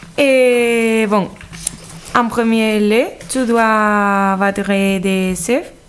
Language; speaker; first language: French; non-native, learner; Spanish